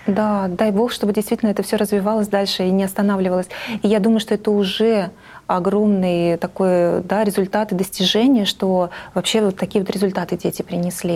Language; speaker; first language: Russian; native; Russian